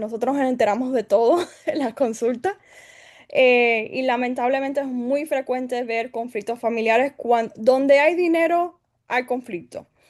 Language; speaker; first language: Spanish; early bilingual, heritage; Spanish